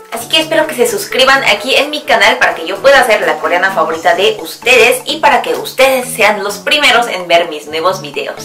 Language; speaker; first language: Spanish; non-native, fluent; Korean